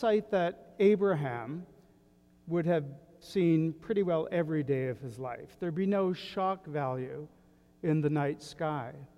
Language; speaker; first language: English; native; English